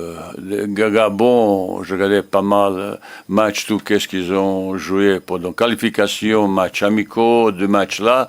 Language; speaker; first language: French; non-native, learner; Bosnian